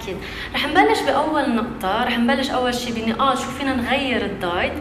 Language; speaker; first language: Arabic; native; Arabic